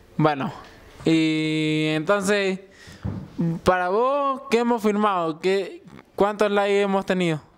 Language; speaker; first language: Spanish; native; Spanish